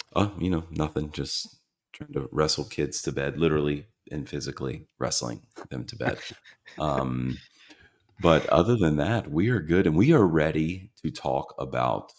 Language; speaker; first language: English; native; English